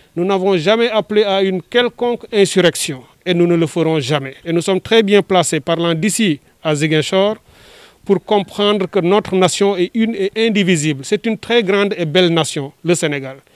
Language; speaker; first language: French; non-native, local second language; Wolof